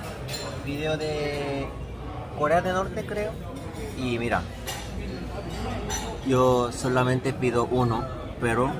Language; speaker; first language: Spanish; non-native, learner; Korean